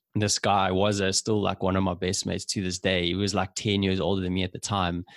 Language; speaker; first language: English; native; English